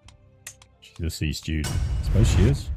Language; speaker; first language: English; native; English